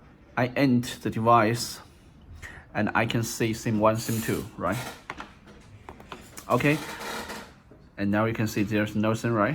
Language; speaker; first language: English; non-native, learner; Chinese